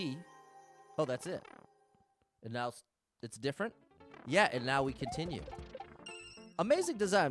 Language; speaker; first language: English; native; English